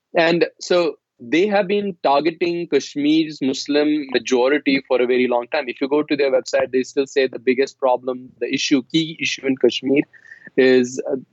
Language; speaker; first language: English; non-native, local second language; Kashmiri